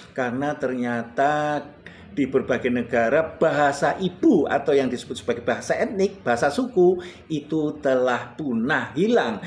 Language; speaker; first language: Indonesian; non-native, local second language; Javanese